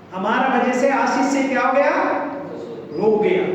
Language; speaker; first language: Hindi; non-native, local second language; Telugu